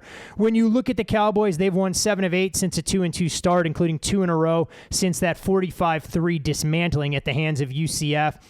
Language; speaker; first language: English; native; English